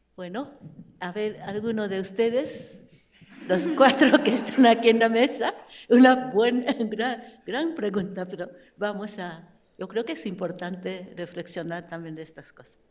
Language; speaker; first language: Spanish; non-native, fluent; Japanese